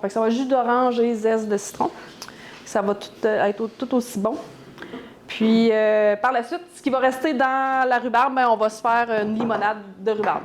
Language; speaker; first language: French; native; French